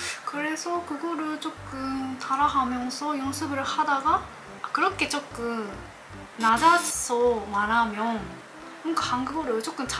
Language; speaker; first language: Korean; non-native, learner; Japanese